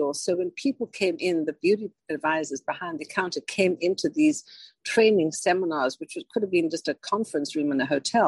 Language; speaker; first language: English; native; English